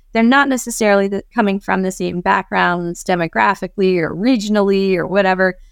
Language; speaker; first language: English; native; English